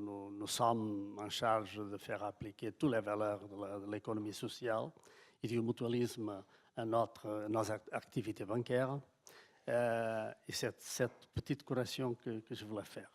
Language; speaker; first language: French; non-native, fluent; Portuguese